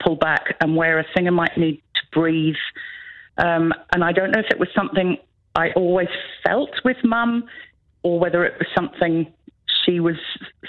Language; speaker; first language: English; native; English